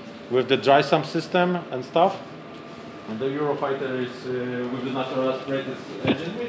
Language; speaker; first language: English; non-native, fluent; Polish